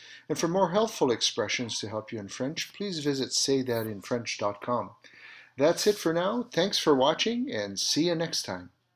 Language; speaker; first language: English; early bilingual, other home language; French